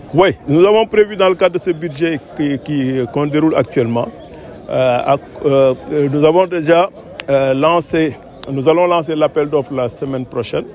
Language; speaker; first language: French; non-native, local second language; Wolof